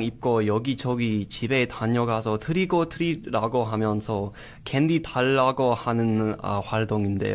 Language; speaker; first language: Korean; non-native, learner; English